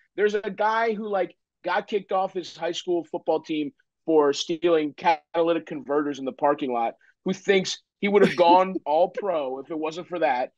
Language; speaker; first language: English; native; English